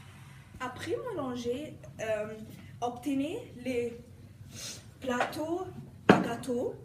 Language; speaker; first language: French; non-native, learner; English